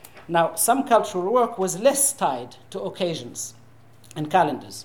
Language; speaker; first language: English; non-native, fluent; Arabic